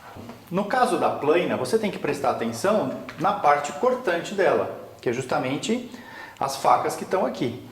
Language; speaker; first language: Portuguese; native; Portuguese